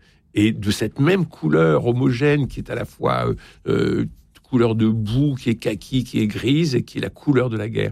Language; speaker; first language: French; native; French